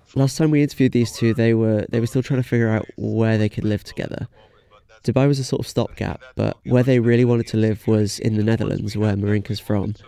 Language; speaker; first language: English; native; English